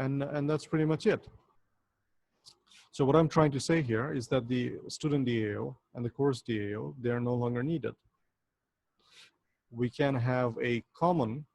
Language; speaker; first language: English; non-native, local second language; Bangla